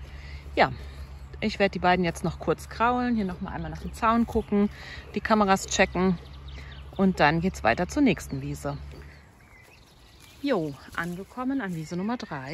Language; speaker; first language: German; native; German